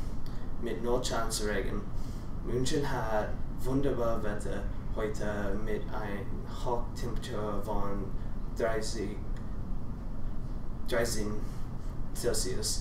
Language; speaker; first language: German; non-native, learner; English